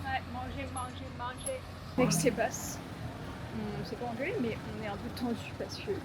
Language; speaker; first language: French; native; French